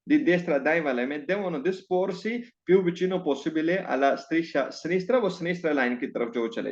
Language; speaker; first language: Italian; non-native, fluent; Urdu